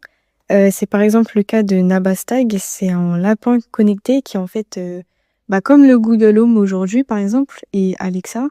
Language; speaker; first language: French; native; French